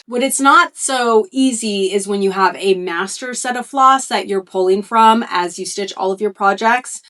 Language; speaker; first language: English; native; English